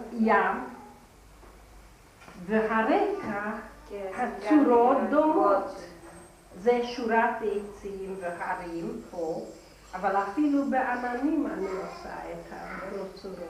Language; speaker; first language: Hebrew; non-native, fluent; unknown